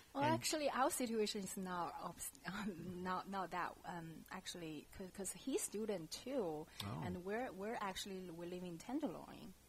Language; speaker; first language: English; non-native, fluent; Chinese